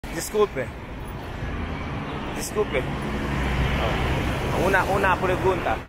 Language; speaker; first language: Spanish; non-native, learner; English